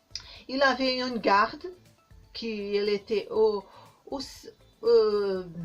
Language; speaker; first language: French; non-native, learner; Portuguese